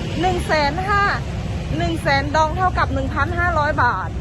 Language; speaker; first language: Thai; native; Thai